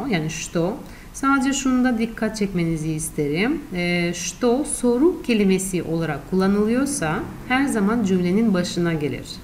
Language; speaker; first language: Turkish; non-native, fluent; Russian